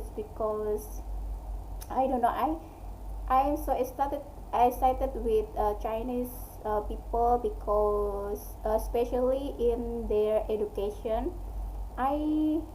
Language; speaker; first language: English; non-native, learner; Indonesian